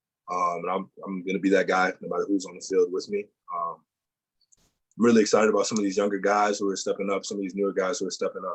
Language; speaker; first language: English; native; English